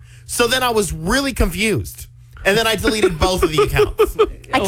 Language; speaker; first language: English; native; English